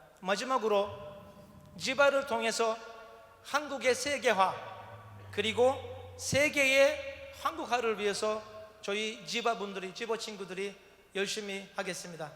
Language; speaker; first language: Korean; non-native, fluent; Turkish